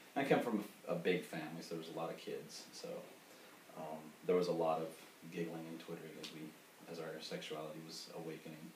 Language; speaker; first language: English; native; English